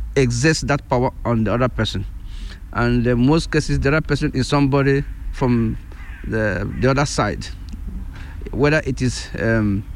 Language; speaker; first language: English; non-native, local second language; Igbo